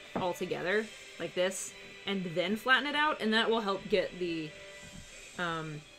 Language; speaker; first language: English; native; English